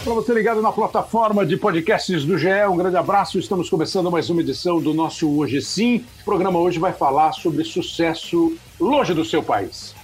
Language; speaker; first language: Portuguese; native; Portuguese